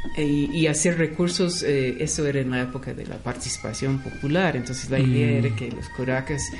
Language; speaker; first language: Spanish; non-native, fluent; English